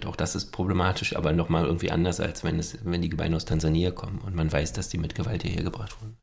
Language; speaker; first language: German; native; German